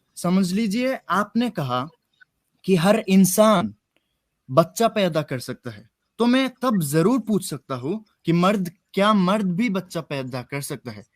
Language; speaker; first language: Hindi; non-native, fluent; Bangla